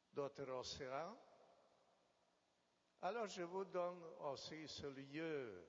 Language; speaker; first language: French; non-native, fluent; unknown